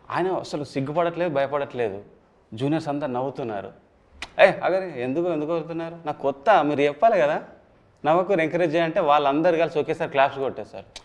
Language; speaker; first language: Telugu; native; Telugu